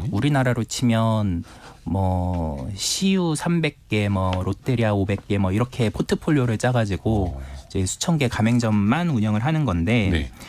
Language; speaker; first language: Korean; native; Korean